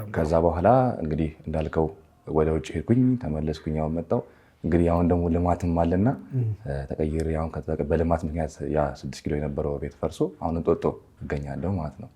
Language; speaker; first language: Amharic; native; Amharic